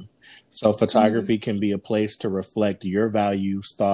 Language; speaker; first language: English; native; English